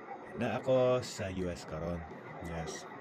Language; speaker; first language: Cebuano; non-native, learner; English